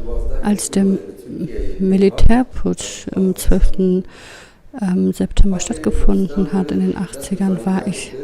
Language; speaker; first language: German; non-native, fluent; Kurdish